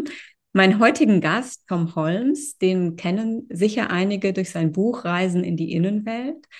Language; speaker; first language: German; native; German